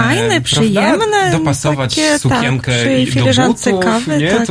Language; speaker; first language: Polish; non-native, fluent; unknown